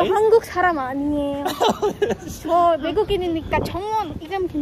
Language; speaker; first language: Korean; non-native, learner; Hindi